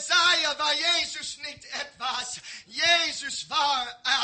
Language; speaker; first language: German; non-native, learner; English